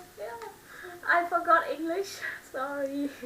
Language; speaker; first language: English; non-native, learner; Vietnamese